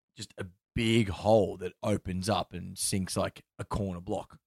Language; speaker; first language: English; native; English